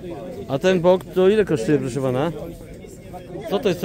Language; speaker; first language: Polish; native; Polish